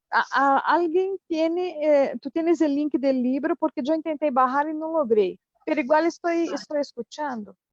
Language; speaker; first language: Spanish; non-native, fluent; Portuguese